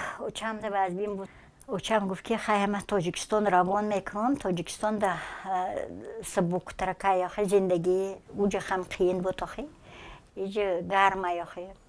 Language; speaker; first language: Tajik; non-native, local second language; Russian